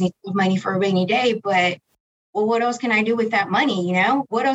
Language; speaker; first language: English; early bilingual, other home language; Spanish